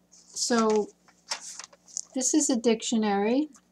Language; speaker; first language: English; native; English